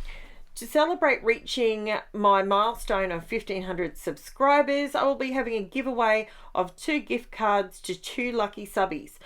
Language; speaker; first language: English; native; English